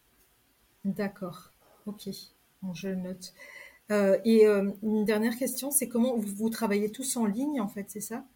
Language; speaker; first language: French; native; French